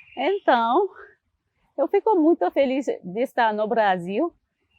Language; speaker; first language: Portuguese; non-native, learner; Haitian Creole